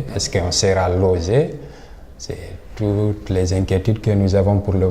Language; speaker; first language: French; non-native, local second language; Fula